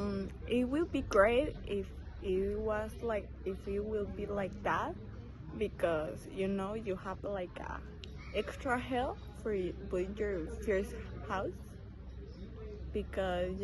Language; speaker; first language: English; non-native, learner; Spanish